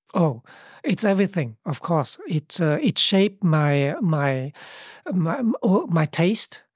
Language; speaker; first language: English; early bilingual, other home language; Vietnamese